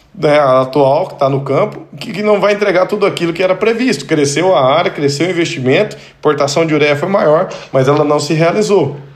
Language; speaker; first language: Portuguese; native; Portuguese